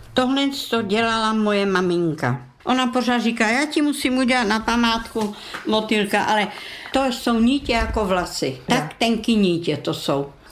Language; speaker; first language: Czech; non-native, local second language; German